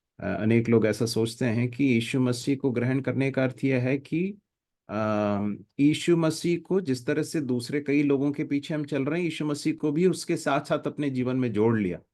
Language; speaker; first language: Hindi; native; Hindi